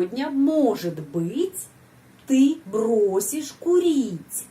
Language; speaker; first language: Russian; non-native, fluent; Indonesian